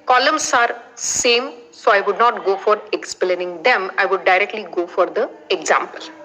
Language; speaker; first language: English; non-native, local second language; Marathi